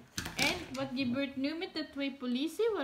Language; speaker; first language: Dutch; non-native, learner; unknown